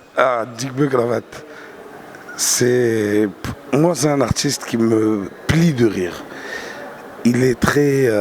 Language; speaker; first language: French; non-native, local second language; Arabic